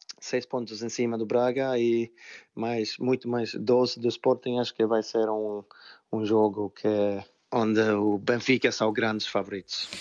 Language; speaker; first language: Portuguese; non-native, fluent; Swedish